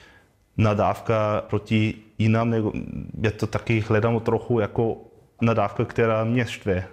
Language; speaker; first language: Czech; non-native, learner; German